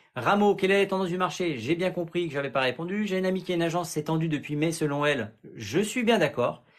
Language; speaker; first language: French; native; French